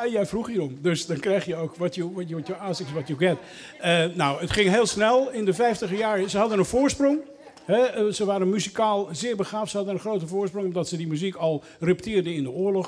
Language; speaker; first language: Dutch; native; Dutch